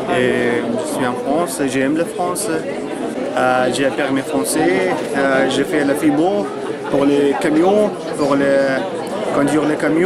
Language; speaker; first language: French; non-native, learner; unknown